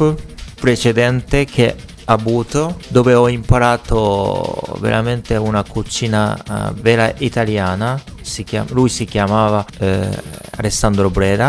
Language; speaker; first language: Italian; non-native, fluent; Japanese